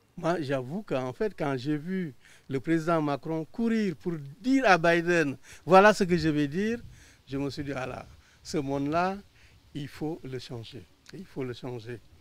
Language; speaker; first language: French; non-native, local second language; Wolof